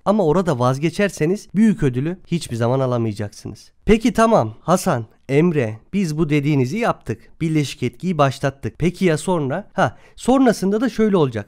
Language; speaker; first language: Turkish; native; Turkish